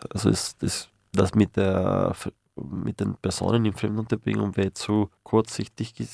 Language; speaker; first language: German; non-native, fluent; Spanish